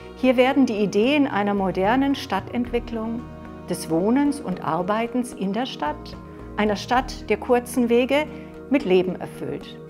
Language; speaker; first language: German; native; German